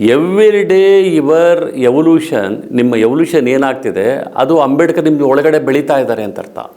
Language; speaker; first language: Kannada; native; Kannada